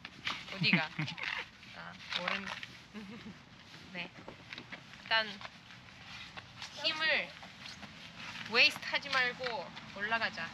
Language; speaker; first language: Korean; non-native, fluent; Russian